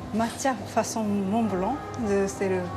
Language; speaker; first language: French; non-native, learner; Japanese